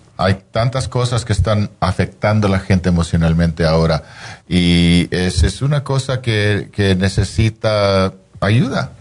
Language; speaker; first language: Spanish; non-native, fluent; English